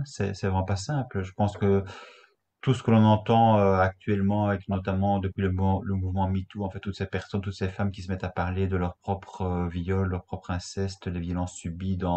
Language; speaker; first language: French; native; French